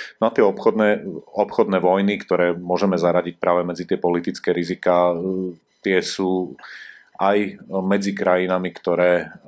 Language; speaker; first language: Slovak; native; Slovak